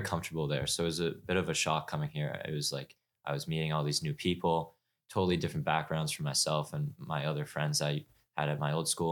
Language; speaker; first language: English; native; English